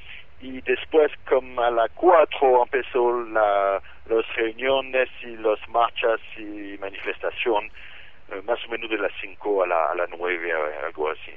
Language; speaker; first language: Spanish; non-native, fluent; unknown